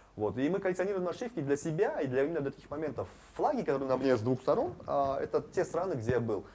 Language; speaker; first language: Russian; non-native, local second language; Tajik